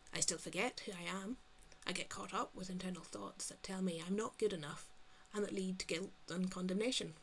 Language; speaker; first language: English; native; English